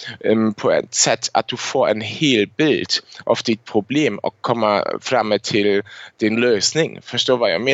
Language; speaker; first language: Swedish; non-native, fluent; German